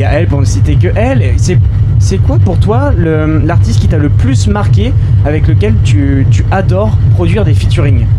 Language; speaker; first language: French; native; French